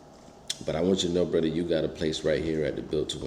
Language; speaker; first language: English; native; English